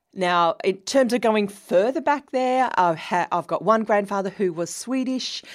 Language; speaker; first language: English; native; English